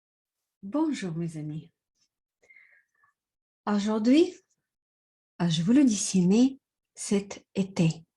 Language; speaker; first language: French; non-native, fluent; Russian